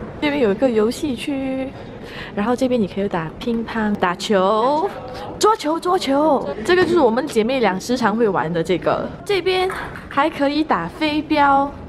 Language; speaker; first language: Chinese; native; Chinese